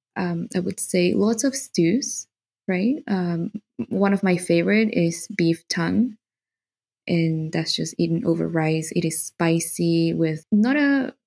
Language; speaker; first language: English; non-native, fluent; Spanish